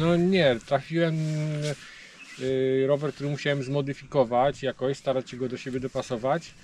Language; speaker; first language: Polish; native; Polish